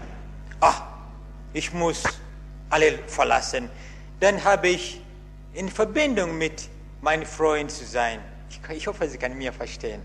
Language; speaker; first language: German; non-native, learner; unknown